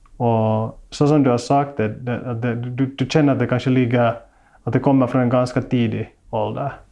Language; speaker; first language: Swedish; native; Swedish